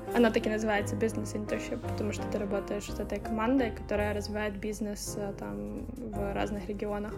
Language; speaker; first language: Russian; non-native, local second language; Ukrainian